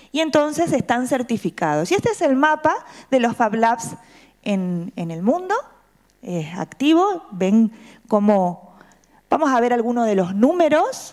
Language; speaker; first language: Spanish; native; Spanish